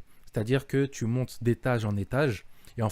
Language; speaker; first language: French; native; French